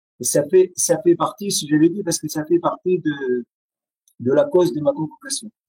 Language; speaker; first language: French; non-native, fluent; Arabic